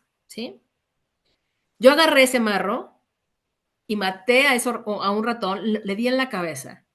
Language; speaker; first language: Spanish; native; Spanish